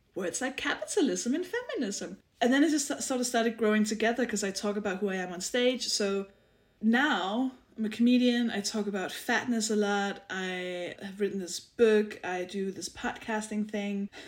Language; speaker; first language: English; non-native, fluent; Danish